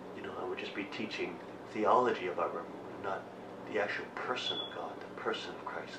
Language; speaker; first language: English; native; English